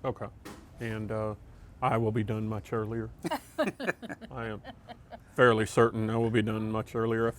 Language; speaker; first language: English; native; English